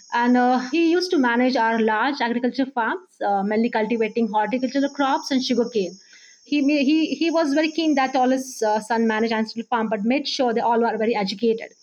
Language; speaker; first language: English; non-native, local second language; Marathi